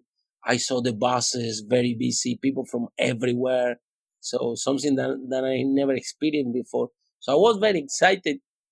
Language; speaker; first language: English; non-native, fluent; Spanish